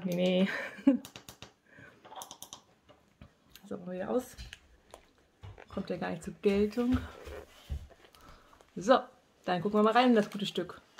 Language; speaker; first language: German; native; German